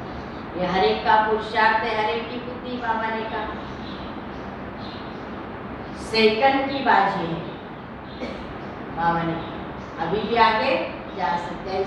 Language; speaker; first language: Hindi; non-native, local second language; Marathi